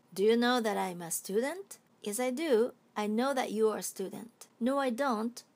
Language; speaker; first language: English; non-native, fluent; Japanese